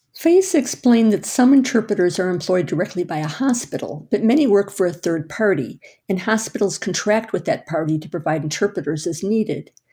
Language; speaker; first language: English; native; English